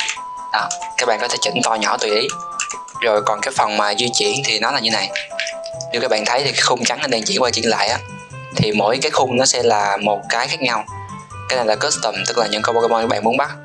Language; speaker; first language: Vietnamese; native; Vietnamese